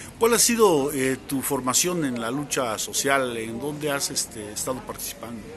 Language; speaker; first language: Spanish; native; Spanish